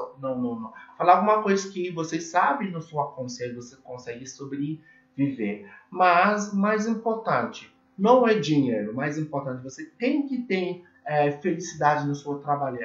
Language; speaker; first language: Portuguese; non-native, learner; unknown